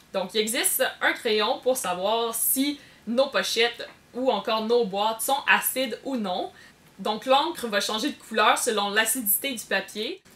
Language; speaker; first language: French; native; French